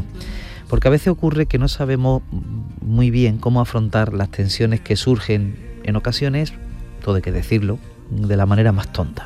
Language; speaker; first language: Spanish; native; Spanish